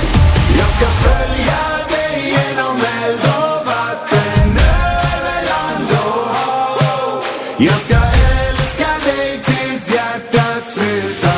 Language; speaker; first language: Swedish; native; Swedish